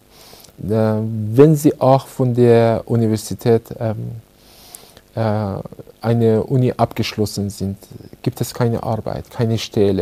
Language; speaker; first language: German; non-native, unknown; Persian